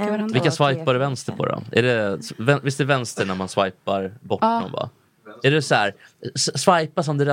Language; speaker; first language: Swedish; native; Swedish